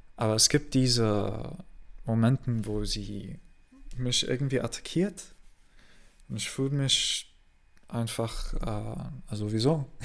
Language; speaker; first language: German; non-native, learner; Arabic